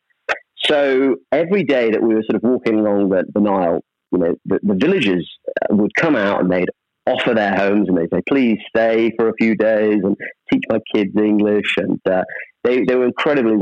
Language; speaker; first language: English; native; English